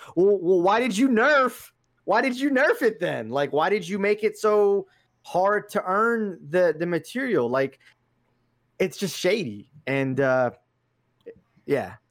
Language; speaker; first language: English; early bilingual, other home language; Arabic